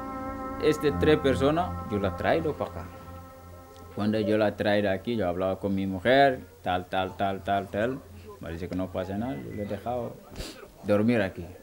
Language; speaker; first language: Spanish; non-native, local second language; Wolof